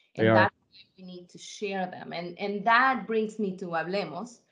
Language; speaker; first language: English; non-native, fluent; Spanish